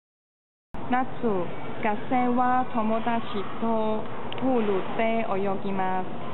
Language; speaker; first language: Japanese; non-native, learner; Cantonese